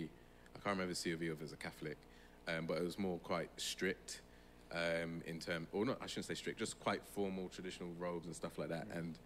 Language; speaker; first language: English; native; English